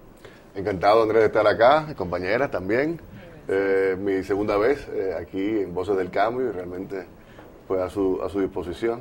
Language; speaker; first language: Spanish; native; Spanish